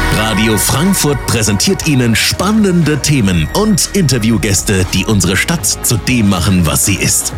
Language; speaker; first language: German; native; German